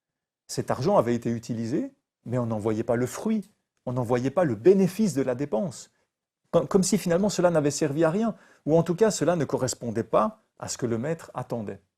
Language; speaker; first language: French; native; French